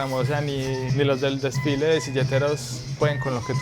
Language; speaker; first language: Spanish; native; Spanish